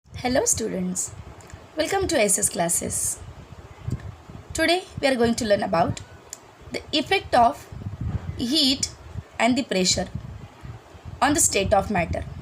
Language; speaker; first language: English; non-native, local second language; Hindi